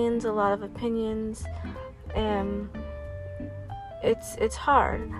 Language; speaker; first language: English; native; English